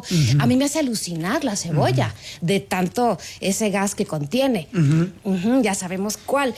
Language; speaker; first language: Spanish; native; Spanish